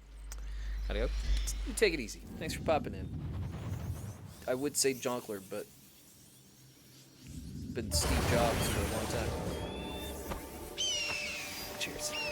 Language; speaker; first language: English; native; English